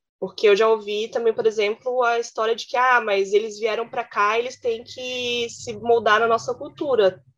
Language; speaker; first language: Portuguese; native; Portuguese